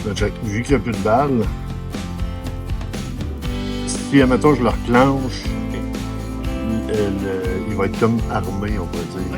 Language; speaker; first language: French; native; French